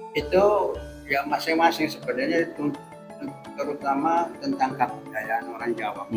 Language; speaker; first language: Indonesian; non-native, fluent; Javanese